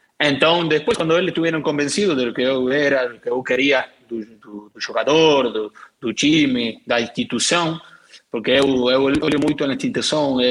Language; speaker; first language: Portuguese; non-native, learner; Spanish